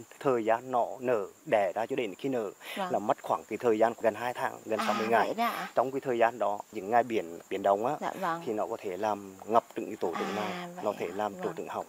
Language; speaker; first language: Vietnamese; native; Vietnamese